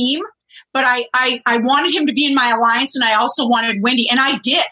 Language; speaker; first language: English; early bilingual, other home language; German